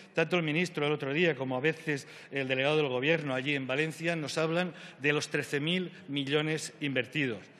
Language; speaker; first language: Spanish; native; Spanish